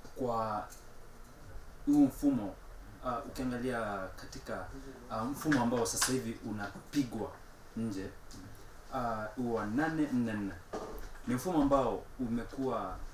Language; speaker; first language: Swahili; non-native, local second language; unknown